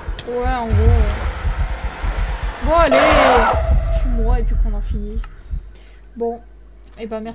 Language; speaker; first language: French; native; French